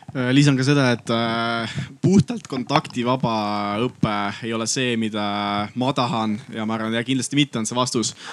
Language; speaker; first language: Estonian; non-native, local second language; Russian